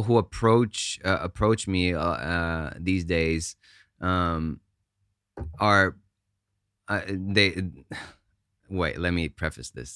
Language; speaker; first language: English; non-native, fluent; Hebrew